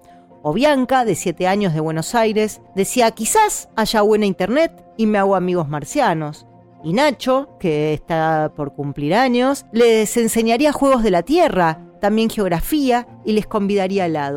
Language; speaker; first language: Spanish; native; Spanish